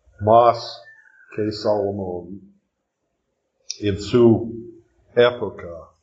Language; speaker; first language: Spanish; non-native, learner; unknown